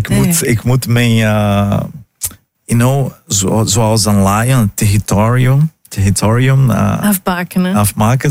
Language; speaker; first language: Dutch; non-native, learner; Portuguese